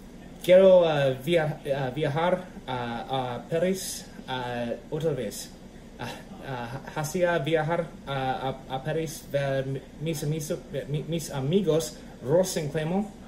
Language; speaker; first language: Spanish; non-native, learner; English